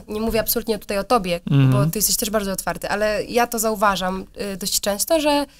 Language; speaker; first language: Polish; native; Polish